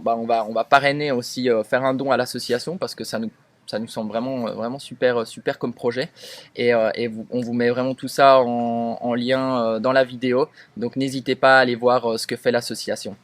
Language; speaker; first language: French; native; French